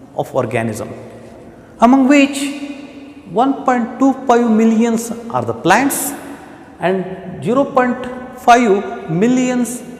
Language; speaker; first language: English; non-native, local second language; Kannada